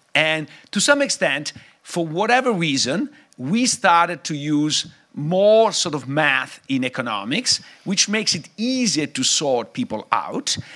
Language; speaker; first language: English; non-native, fluent; Italian